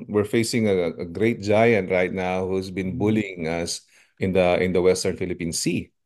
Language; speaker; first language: Filipino; native; Filipino